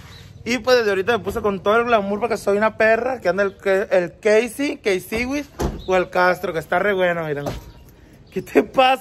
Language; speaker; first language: Spanish; native; Spanish